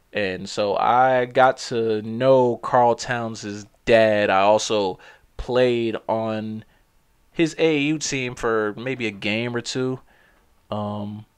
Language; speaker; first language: English; native; English